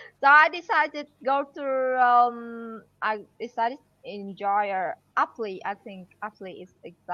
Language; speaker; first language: English; non-native, learner; Vietnamese